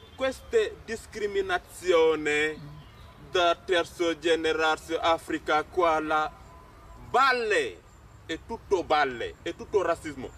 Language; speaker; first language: Italian; non-native, fluent; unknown